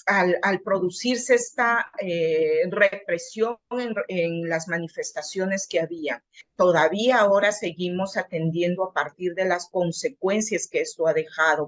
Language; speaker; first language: Spanish; native; Spanish